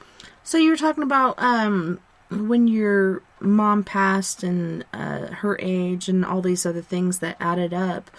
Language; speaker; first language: English; native; English